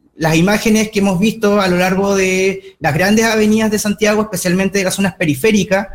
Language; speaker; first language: Spanish; native; Spanish